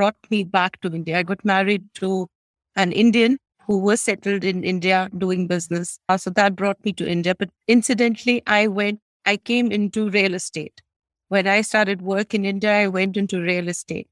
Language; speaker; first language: English; non-native, local second language; Kashmiri